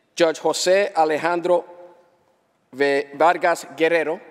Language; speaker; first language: English; early bilingual, other home language; Spanish